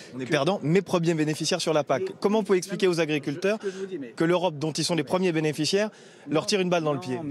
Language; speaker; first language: French; native; French